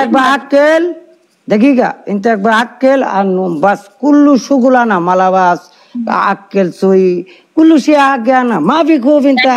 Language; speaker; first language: Arabic; non-native, learner; Bangla